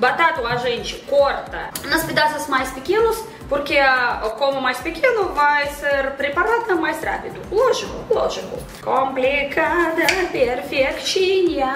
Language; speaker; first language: Portuguese; non-native, fluent; Russian